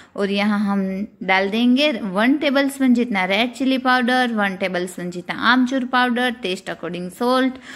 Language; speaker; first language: Hindi; non-native, local second language; Gujarati